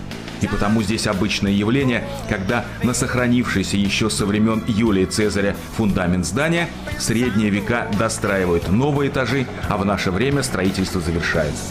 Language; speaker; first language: Russian; native; Russian